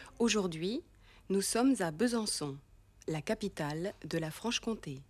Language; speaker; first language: French; non-native, fluent; German